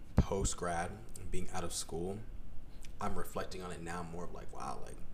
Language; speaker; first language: English; native; English